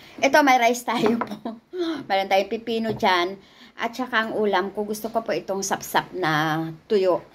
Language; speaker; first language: Filipino; non-native, local second language; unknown